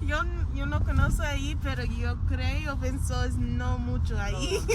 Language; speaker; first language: Spanish; non-native, learner; English